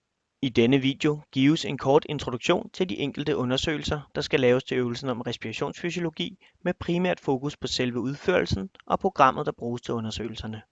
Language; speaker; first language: Danish; native; Danish